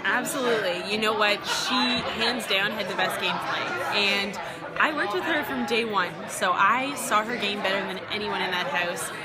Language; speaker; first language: English; native; English